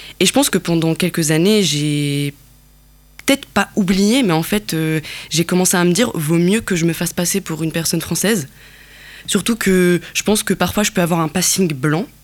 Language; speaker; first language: French; non-native, local second language; Kabyle